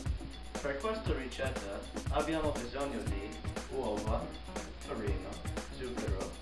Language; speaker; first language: Italian; non-native, learner; English